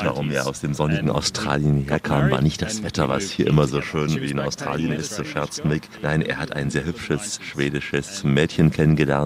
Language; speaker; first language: German; native; German